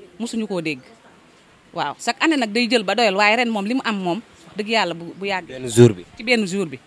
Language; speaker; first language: Wolof; native; Wolof